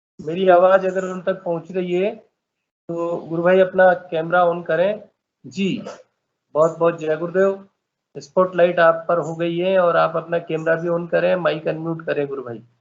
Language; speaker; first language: Hindi; native; Hindi